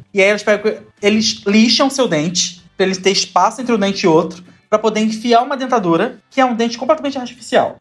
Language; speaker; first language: Portuguese; native; Portuguese